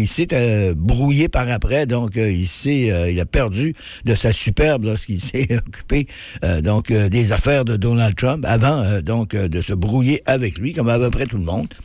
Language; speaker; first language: French; native; French